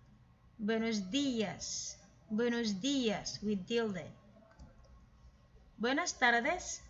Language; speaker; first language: Spanish; non-native, fluent; Filipino